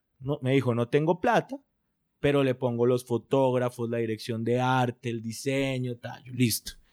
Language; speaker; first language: Spanish; native; Spanish